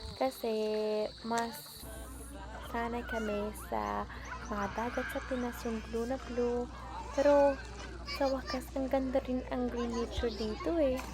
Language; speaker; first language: Filipino; non-native, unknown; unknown